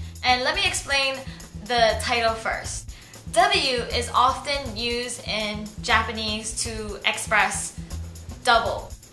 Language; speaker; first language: English; early bilingual, other home language; Japanese